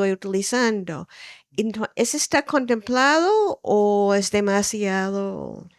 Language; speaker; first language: Spanish; non-native, fluent; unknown